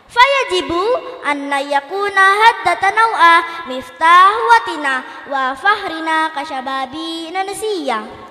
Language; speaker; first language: Arabic; non-native, learner; Indonesian